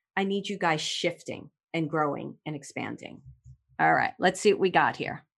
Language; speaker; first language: English; native; English